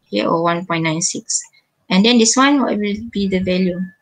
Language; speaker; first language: English; non-native, local second language; Malay